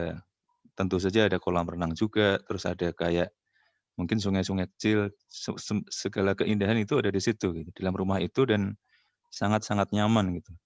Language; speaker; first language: Indonesian; native; Indonesian